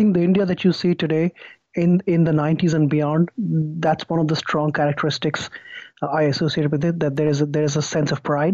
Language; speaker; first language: English; non-native, local second language; Bangla